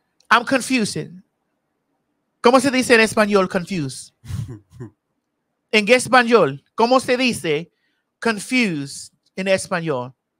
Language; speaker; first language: Spanish; non-native, learner; English